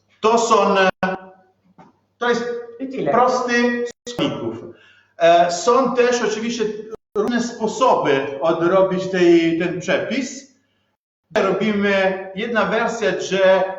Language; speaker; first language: Polish; non-native, learner; Italian